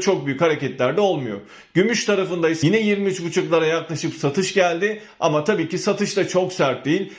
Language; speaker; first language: Turkish; native; Turkish